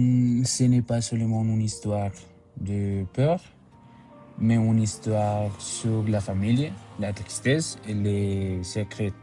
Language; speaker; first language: French; non-native, learner; Spanish